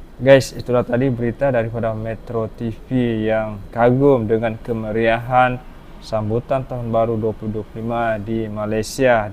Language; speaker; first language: Malay; native; Malay